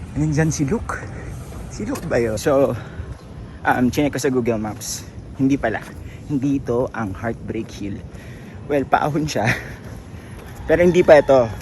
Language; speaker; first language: Filipino; non-native, local second language; Iloko